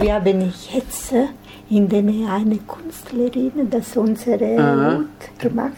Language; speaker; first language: German; non-native, learner; Italian